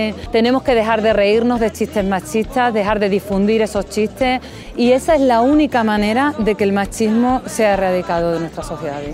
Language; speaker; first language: Spanish; native; Spanish